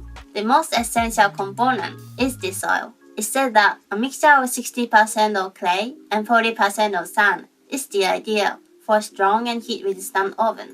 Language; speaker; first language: English; non-native, fluent; Japanese